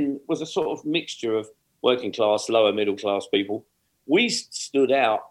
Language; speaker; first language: English; native; English